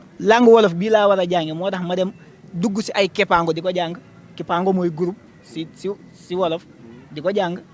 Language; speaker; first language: Wolof; non-native, local second language; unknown